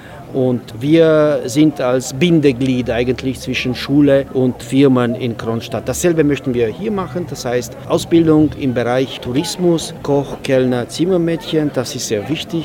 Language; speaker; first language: German; non-native, fluent; Romanian